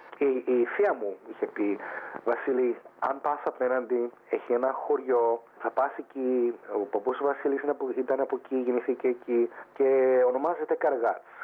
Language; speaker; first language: Greek; early bilingual, heritage; Greek